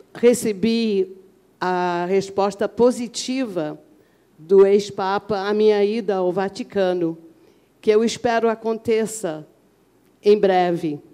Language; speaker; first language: Portuguese; early bilingual, other home language; Arabic